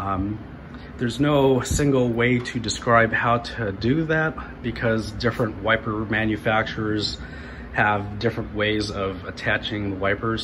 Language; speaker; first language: English; native; English